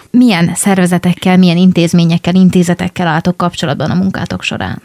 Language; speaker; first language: Hungarian; native; Hungarian